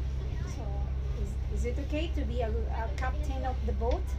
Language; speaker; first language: English; non-native, local second language; Filipino